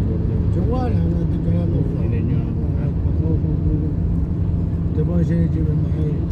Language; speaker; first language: Arabic; non-native, learner; Filipino